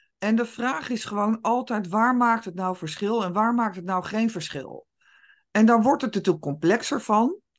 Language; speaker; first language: Dutch; native; Dutch